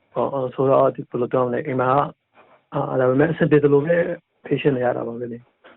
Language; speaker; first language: Burmese; native; Burmese